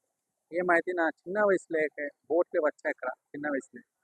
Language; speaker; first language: Telugu; non-native, learner; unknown